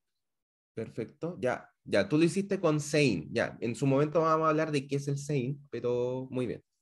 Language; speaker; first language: Spanish; native; Spanish